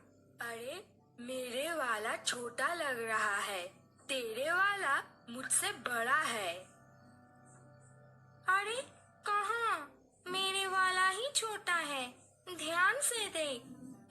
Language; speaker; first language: Hindi; non-native, local second language; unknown